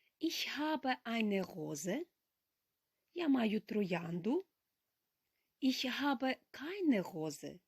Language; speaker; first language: German; non-native, fluent; Ukrainian